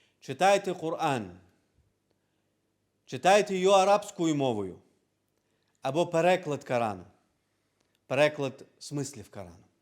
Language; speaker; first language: Ukrainian; non-native, local second language; Crimean Tatar